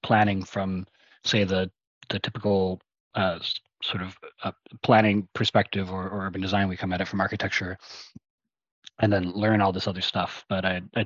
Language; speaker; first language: English; native; English